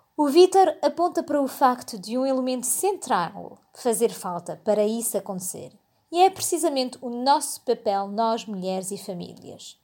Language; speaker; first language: Portuguese; early bilingual, heritage; Portuguese